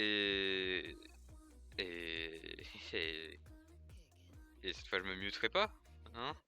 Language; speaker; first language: French; native; French